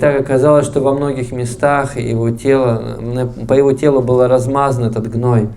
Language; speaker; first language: Russian; native; Russian